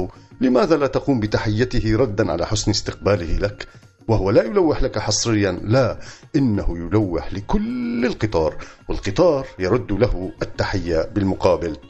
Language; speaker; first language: Arabic; native; Arabic